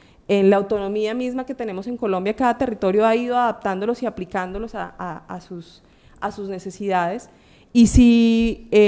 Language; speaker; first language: Spanish; native; Spanish